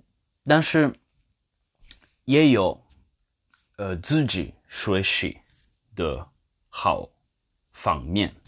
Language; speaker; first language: Chinese; non-native, fluent; English